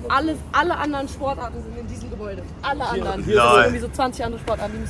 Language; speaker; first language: German; native; German